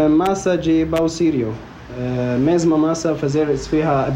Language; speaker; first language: Portuguese; non-native, learner; Arabic